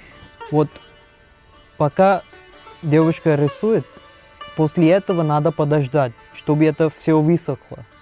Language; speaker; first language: Russian; non-native, learner; Hindi